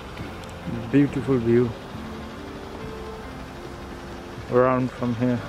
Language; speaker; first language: English; non-native, learner; Nepali